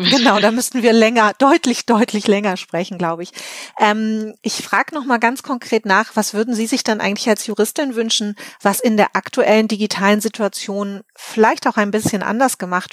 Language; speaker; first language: German; native; German